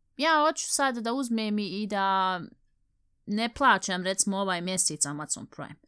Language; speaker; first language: Bosnian; early bilingual, heritage; Bosnian